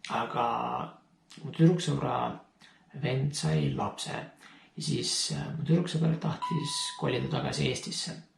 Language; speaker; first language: Estonian; early bilingual, heritage; Estonian